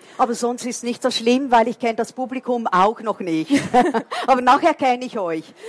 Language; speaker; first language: German; non-native, fluent; Portuguese